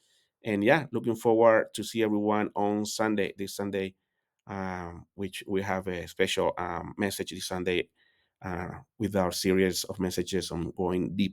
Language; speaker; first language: English; non-native, fluent; Spanish